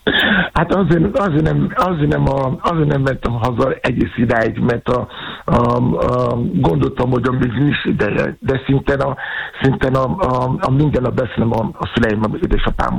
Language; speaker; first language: Hungarian; non-native, fluent; Yoruba